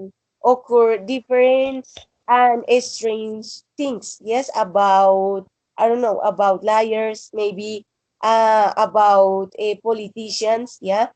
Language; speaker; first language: English; non-native, learner; Spanish